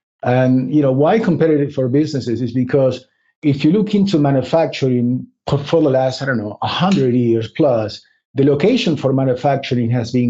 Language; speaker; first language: English; non-native, fluent; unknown